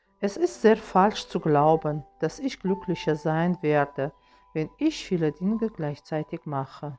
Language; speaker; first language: German; non-native, fluent; Russian